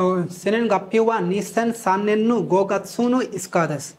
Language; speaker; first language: Japanese; non-native, learner; Bangla